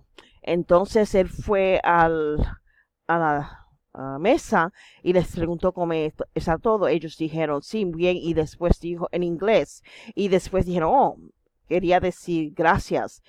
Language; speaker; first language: Spanish; non-native, fluent; English